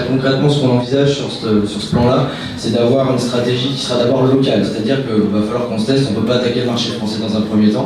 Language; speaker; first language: French; native; French